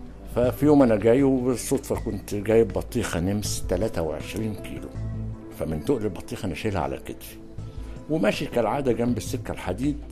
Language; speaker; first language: Arabic; native; Arabic